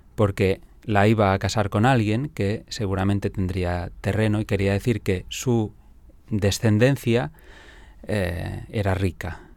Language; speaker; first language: Spanish; non-native, local second language; Catalan